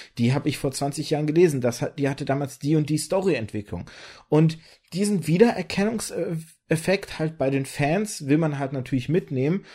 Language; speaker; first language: German; early bilingual, other home language; Russian